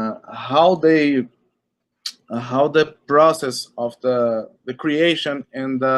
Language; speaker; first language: English; non-native, learner; Portuguese